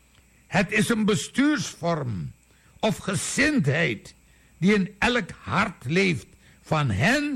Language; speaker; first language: Dutch; native; Dutch